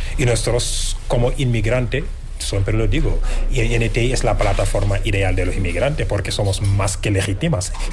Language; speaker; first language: Spanish; non-native, fluent; Wolof